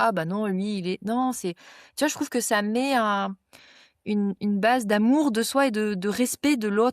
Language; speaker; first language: French; native; French